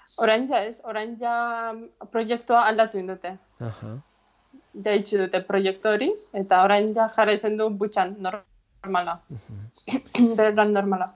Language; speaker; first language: Basque; non-native, fluent; Ukrainian